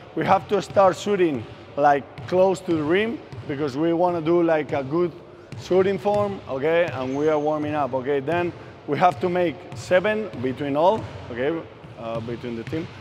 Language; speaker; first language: English; non-native, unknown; Spanish